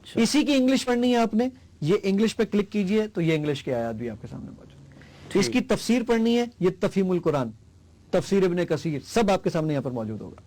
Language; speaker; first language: Urdu; native; Urdu